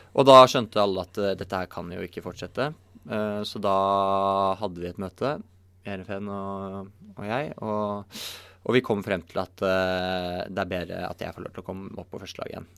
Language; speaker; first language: Norwegian; native; Norwegian